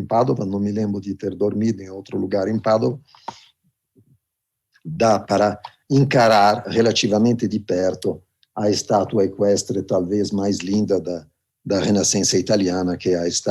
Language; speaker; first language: Portuguese; non-native, fluent; Italian